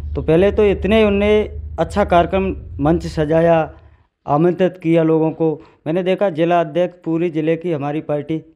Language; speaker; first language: Hindi; native; Hindi